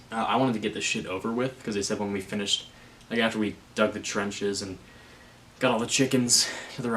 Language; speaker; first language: English; native; English